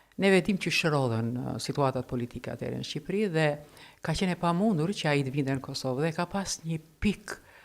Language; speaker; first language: Albanian; native; Albanian